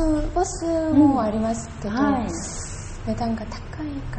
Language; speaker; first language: Japanese; non-native, learner; Korean